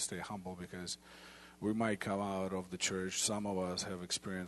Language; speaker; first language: English; non-native, fluent; Ukrainian